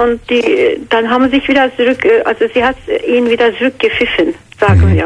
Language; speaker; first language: German; non-native, fluent; Georgian